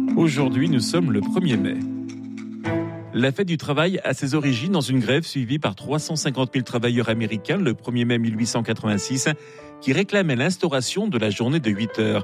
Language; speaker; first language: French; native; French